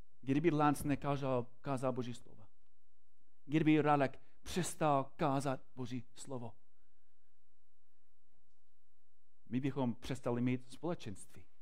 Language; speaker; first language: Czech; non-native, fluent; English